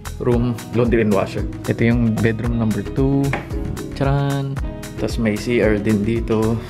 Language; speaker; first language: Filipino; native; Filipino